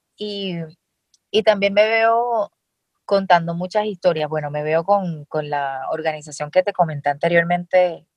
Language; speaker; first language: Spanish; native; Spanish